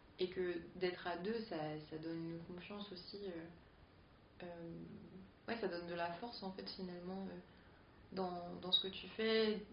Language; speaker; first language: French; native; French